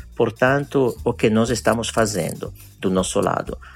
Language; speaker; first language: Portuguese; non-native, fluent; Italian